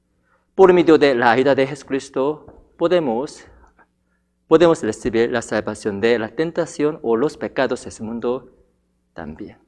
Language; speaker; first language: Spanish; non-native, fluent; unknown